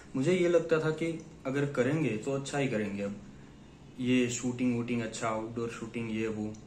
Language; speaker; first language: Hindi; non-native, local second language; Gujarati